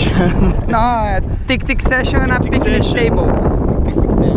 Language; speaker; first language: Portuguese; native; Portuguese